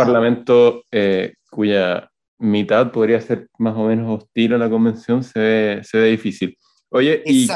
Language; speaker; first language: Spanish; native; Spanish